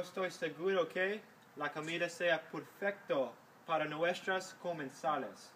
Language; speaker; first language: Spanish; non-native, learner; English